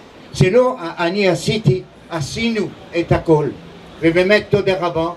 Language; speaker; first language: Hebrew; non-native, learner; French